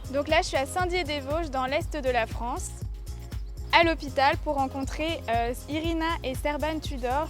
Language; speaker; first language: French; native; French